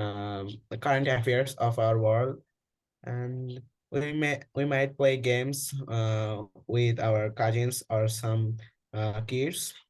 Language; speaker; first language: English; non-native, learner; Bangla